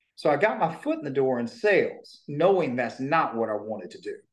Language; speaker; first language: English; native; English